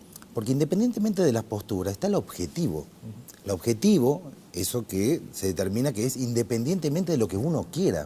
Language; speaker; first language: Spanish; native; Spanish